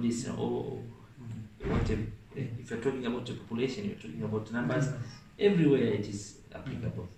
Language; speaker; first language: English; non-native, local second language; Swahili